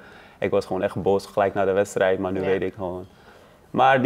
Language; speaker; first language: Dutch; non-native, learner; Persian